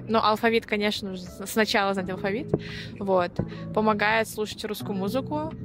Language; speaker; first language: Russian; native; Russian